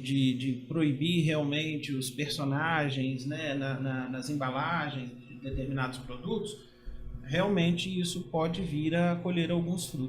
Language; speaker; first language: Portuguese; native; Portuguese